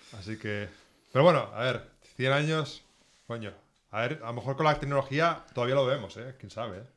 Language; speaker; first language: Spanish; native; Spanish